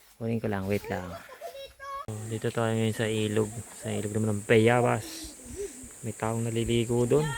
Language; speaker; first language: Filipino; native; Filipino